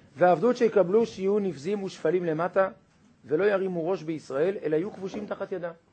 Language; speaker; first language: Hebrew; native; Hebrew